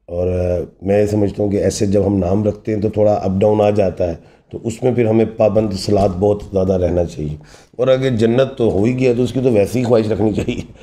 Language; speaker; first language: Urdu; non-native, local second language; Punjabi